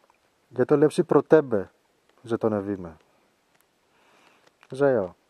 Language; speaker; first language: Czech; non-native, learner; Greek